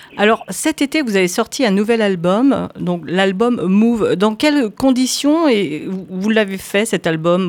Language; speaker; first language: French; native; French